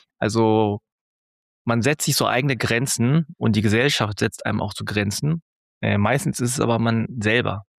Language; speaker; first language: German; native; German